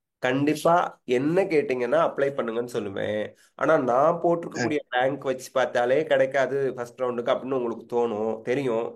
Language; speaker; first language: Tamil; native; Tamil